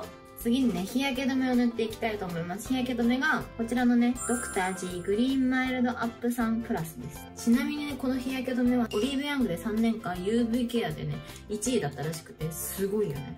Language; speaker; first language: Japanese; native; Japanese